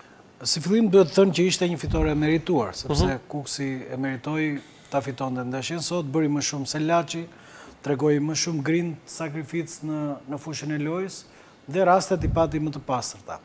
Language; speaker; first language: Albanian; native; Albanian